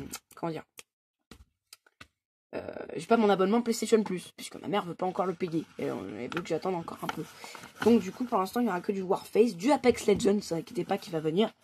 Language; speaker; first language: French; native; French